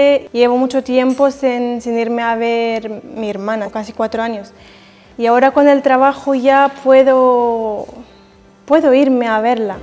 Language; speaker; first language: Spanish; non-native, fluent; Arabic